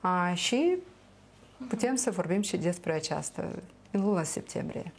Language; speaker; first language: Romanian; non-native, local second language; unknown